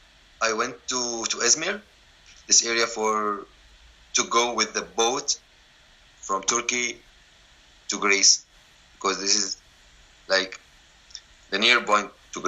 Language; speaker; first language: English; non-native, learner; Arabic